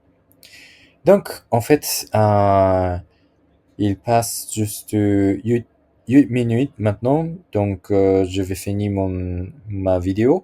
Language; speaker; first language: French; non-native, learner; Japanese